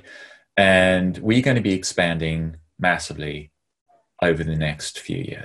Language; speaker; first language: English; native; English